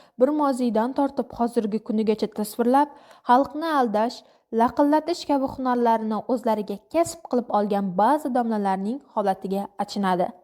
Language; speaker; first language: Uzbek; non-native, local second language; Kara-Kalpak